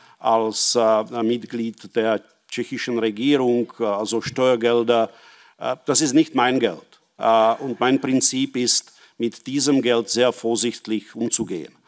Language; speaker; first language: German; non-native, fluent; Czech